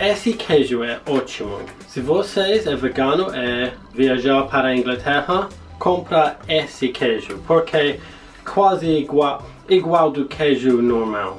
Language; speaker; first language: Portuguese; non-native, learner; English